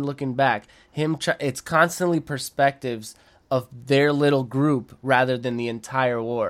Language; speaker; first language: English; early bilingual, other home language; Spanish